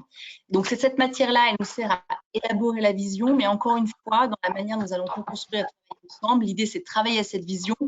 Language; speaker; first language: French; native; French